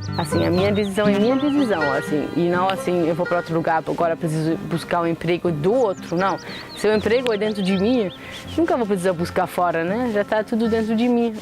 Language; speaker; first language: Portuguese; non-native, fluent; German